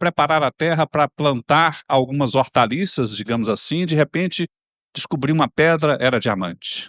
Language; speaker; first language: Portuguese; native; Portuguese